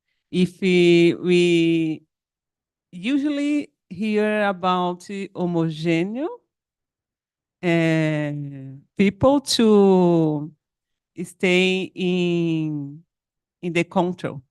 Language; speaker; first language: English; non-native, learner; Portuguese